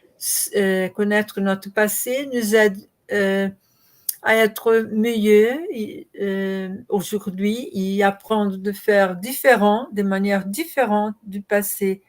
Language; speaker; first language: French; non-native, learner; Portuguese